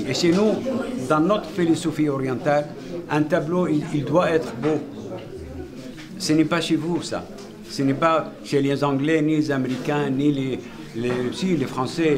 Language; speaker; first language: French; non-native, fluent; Arabic